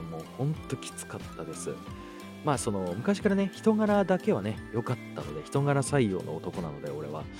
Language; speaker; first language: Japanese; native; Japanese